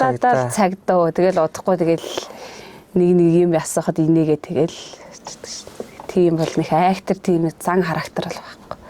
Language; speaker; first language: Mongolian; native; Mongolian